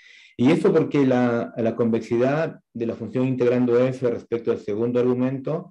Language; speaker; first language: Spanish; native; Spanish